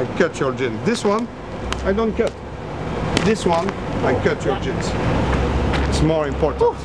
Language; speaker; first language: English; non-native, learner; French